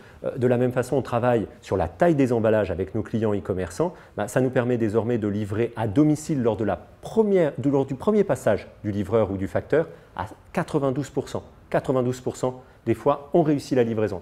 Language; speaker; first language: French; native; French